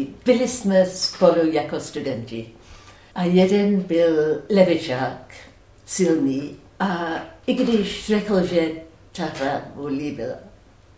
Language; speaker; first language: Czech; non-native, fluent; English